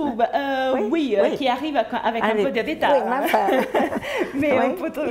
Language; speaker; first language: French; non-native, fluent; Italian